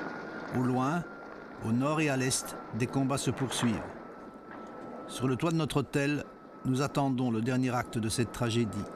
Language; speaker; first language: French; native; French